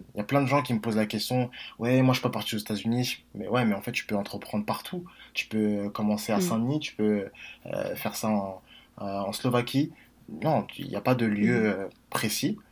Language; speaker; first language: French; native; French